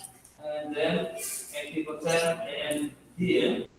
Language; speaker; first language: English; non-native, learner; Indonesian